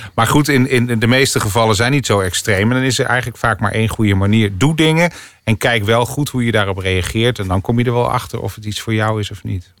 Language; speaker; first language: Dutch; native; Dutch